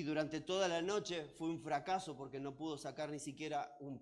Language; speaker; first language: Spanish; native; Spanish